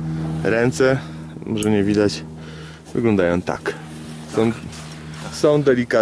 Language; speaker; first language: Polish; native; Polish